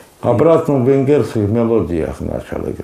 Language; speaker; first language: Russian; non-native, local second language; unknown